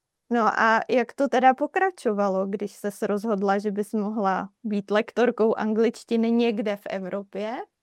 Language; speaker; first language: Czech; native; Czech